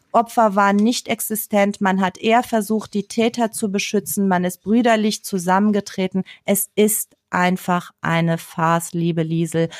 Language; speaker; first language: German; early bilingual, other home language; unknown